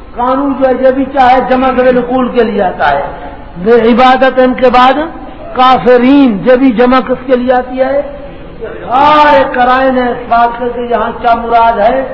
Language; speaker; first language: Urdu; non-native, local second language; Punjabi